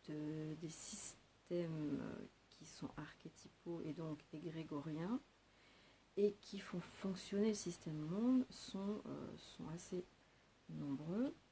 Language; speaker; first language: French; native; French